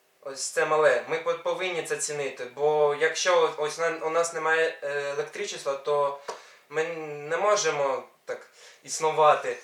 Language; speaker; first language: Ukrainian; non-native, local second language; Russian